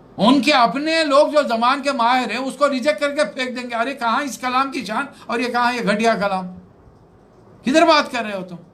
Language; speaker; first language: Urdu; native; Urdu